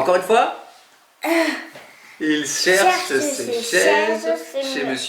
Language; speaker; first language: French; native; French